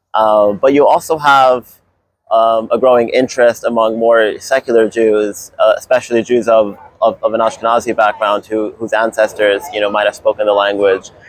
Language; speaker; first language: English; native; English